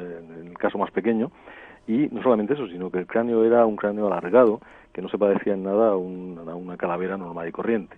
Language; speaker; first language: Spanish; native; Spanish